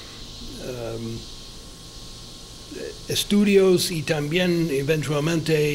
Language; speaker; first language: Spanish; non-native, fluent; English